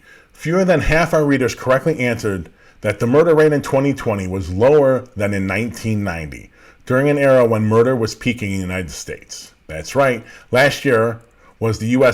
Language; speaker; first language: English; native; English